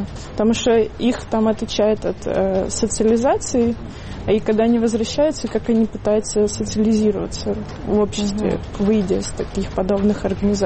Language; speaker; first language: Russian; native; Russian